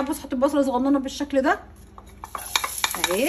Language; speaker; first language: Arabic; native; Arabic